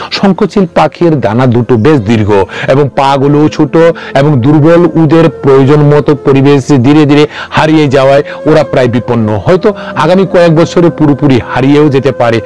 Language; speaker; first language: Bangla; non-native, local second language; Kok Borok